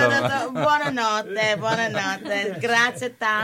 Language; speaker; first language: Italian; non-native, learner; English